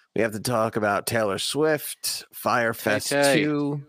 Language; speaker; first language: English; native; English